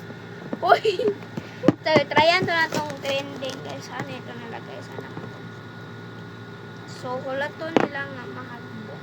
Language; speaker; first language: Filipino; non-native, local second language; Cebuano